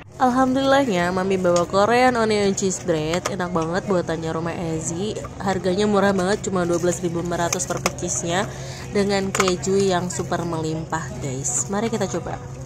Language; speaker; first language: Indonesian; native; Indonesian